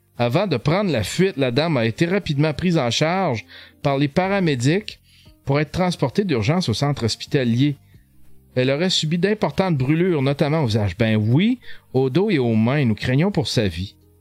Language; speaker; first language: French; native; French